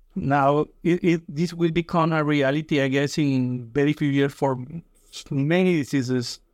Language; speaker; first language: English; non-native, fluent; Spanish